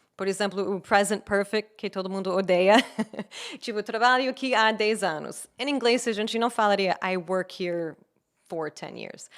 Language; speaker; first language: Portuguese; non-native, fluent; English